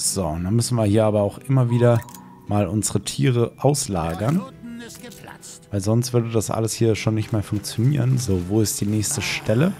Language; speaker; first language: German; native; German